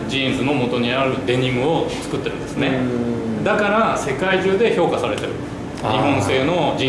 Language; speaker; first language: Japanese; native; Japanese